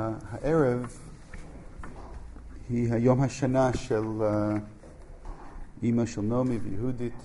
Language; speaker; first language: Hebrew; non-native, fluent; English